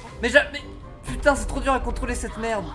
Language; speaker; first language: French; native; French